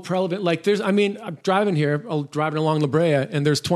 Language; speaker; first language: English; native; English